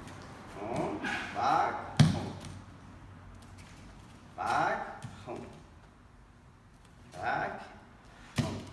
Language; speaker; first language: English; native; English